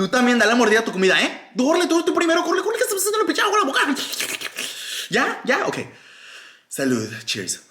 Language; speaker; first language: Spanish; early bilingual, heritage; Spanish